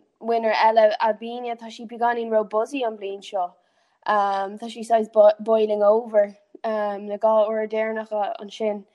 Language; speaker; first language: Irish; non-native, local second language; English